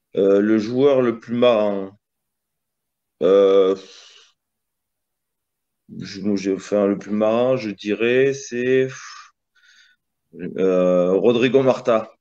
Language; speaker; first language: French; early bilingual, other home language; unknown